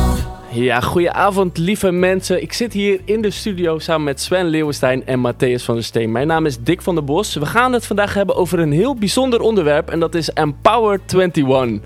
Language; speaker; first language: Dutch; native; Dutch